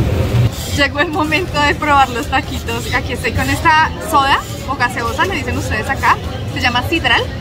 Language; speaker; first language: Spanish; native; Spanish